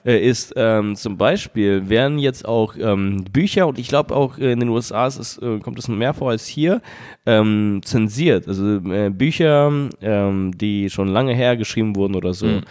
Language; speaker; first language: German; early bilingual, other home language; Russian